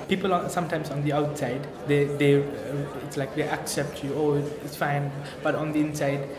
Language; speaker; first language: English; non-native, learner; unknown